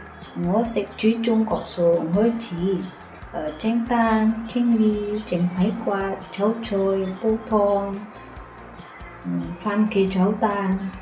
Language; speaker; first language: Cantonese; non-native, learner; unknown